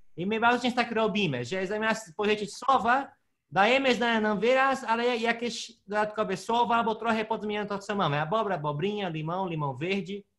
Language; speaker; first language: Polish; non-native, fluent; Portuguese